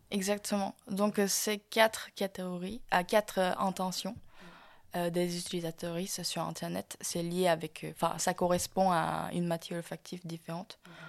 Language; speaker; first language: French; non-native, fluent; Korean